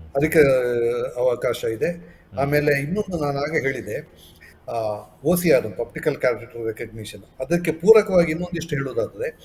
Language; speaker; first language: Kannada; non-native, local second language; Tulu